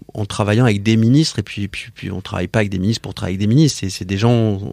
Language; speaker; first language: French; native; French